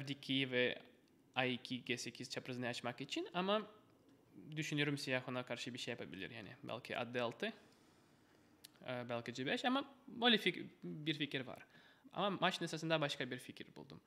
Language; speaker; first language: Turkish; non-native, fluent; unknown